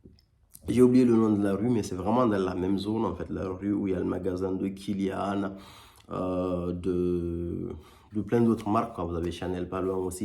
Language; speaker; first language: French; native; French